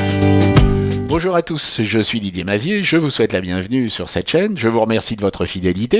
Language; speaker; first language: French; native; French